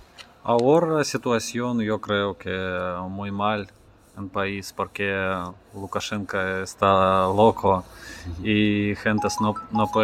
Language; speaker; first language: Spanish; non-native, learner; Russian